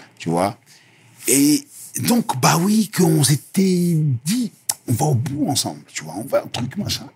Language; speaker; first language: French; early bilingual, other home language; Lingala